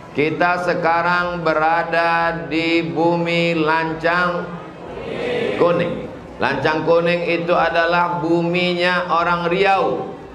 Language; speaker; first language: Indonesian; native; Indonesian